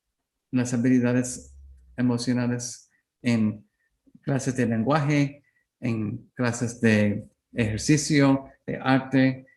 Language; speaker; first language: Spanish; non-native, learner; English